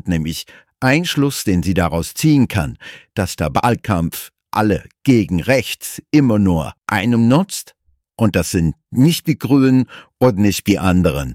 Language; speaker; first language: German; native; German